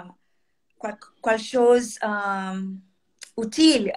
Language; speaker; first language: French; non-native, learner; Portuguese